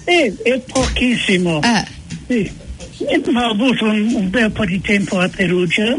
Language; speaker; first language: Italian; non-native, fluent; English